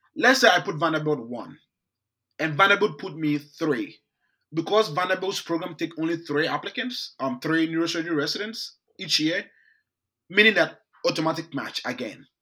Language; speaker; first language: English; non-native, local second language; Akan